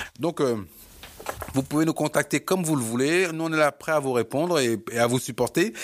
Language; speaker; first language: French; early bilingual, other home language; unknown